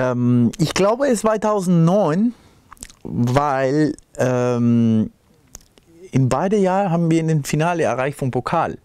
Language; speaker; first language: German; non-native, fluent; Spanish